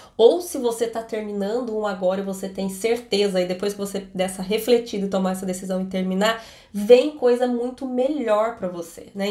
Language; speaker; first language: Portuguese; native; Portuguese